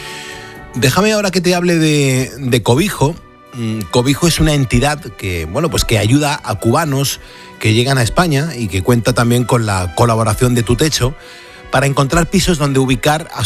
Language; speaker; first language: Spanish; native; Spanish